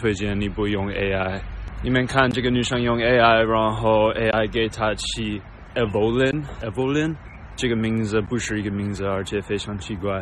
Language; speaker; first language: Chinese; non-native, fluent; English